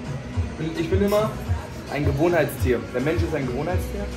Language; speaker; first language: German; native; German